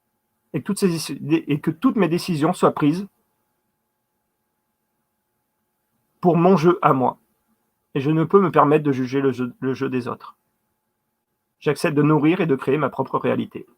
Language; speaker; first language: French; native; French